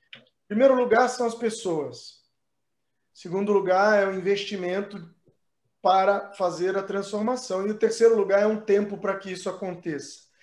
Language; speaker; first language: Portuguese; native; Portuguese